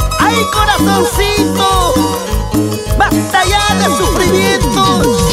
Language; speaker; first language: Spanish; native; Spanish